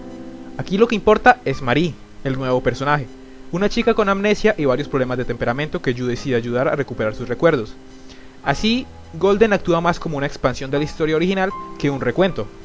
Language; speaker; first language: Spanish; native; Spanish